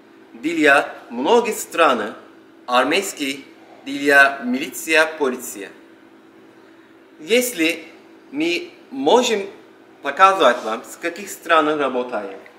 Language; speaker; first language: Russian; non-native, learner; Turkish